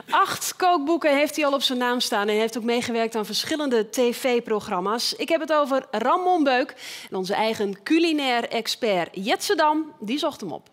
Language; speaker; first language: Dutch; native; Dutch